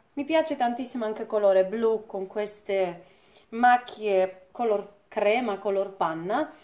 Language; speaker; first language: Italian; non-native, fluent; Polish